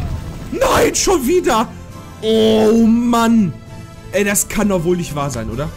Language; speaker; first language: German; native; German